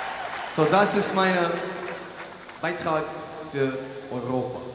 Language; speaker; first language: German; non-native, learner; English